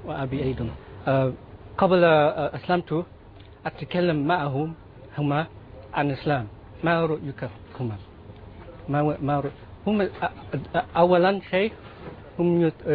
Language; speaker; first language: Arabic; non-native, learner; Filipino